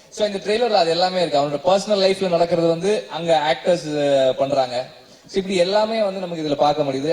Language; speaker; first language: Tamil; native; Tamil